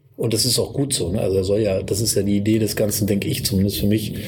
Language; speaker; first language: German; native; German